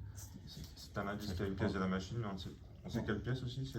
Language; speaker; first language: French; native; French